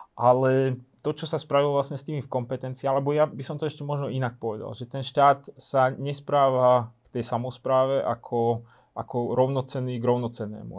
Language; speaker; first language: Slovak; native; Slovak